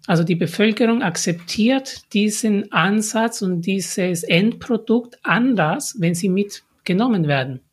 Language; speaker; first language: German; non-native, fluent; Spanish